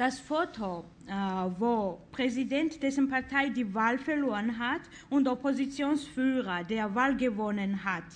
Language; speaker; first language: German; non-native, fluent; Georgian